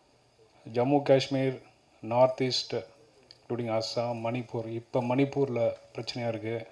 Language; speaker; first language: Tamil; native; Tamil